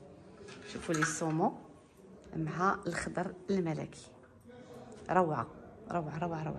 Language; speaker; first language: Arabic; native; Arabic